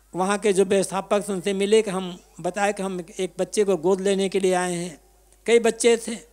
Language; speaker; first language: Hindi; native; Hindi